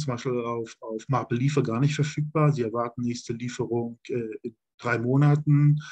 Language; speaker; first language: German; native; German